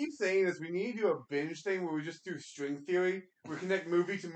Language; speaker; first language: English; native; English